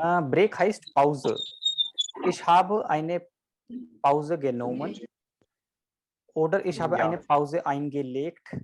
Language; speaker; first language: German; non-native, fluent; Hindi